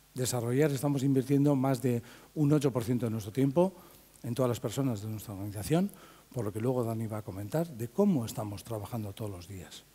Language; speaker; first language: Spanish; native; Spanish